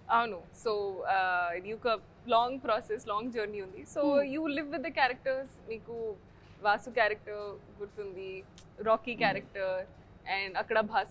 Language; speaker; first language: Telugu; non-native, learner; Hindi